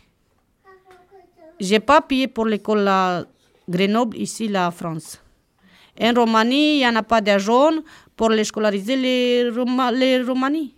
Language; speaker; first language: French; non-native, learner; Romanian